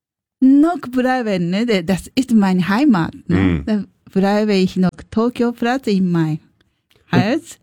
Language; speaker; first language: German; non-native, learner; Japanese